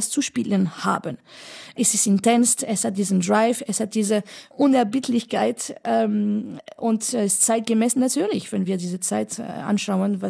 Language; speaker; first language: German; non-native, fluent; French